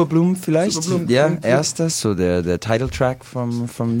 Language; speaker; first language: German; non-native, learner; English